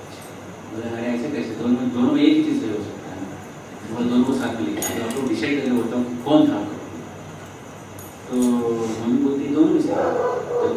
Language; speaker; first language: Hindi; native; Hindi